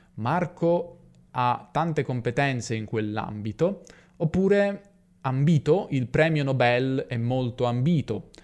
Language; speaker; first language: Italian; native; Italian